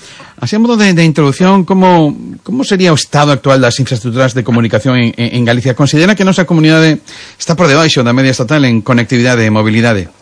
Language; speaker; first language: Galician; non-native, local second language; Spanish